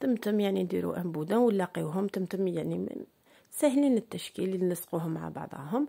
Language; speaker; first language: Arabic; native; Arabic